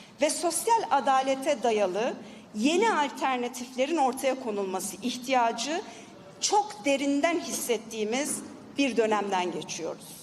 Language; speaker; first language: Turkish; native; Turkish